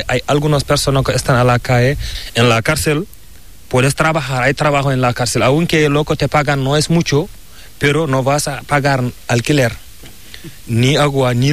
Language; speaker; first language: Spanish; non-native, learner; Fula